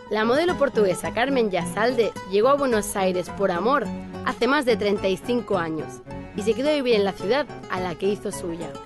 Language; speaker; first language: Spanish; native; Spanish